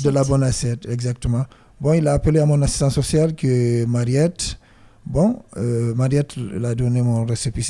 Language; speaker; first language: French; non-native, learner; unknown